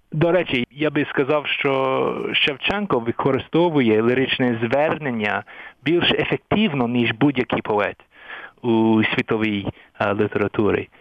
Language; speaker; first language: Ukrainian; non-native, fluent; English